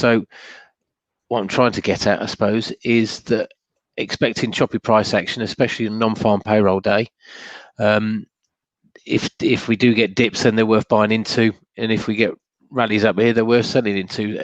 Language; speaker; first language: English; native; English